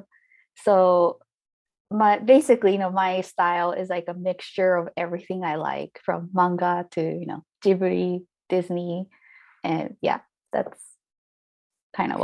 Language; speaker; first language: English; non-native, fluent; Japanese